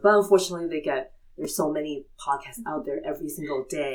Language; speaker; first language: English; early bilingual, other home language; Chinese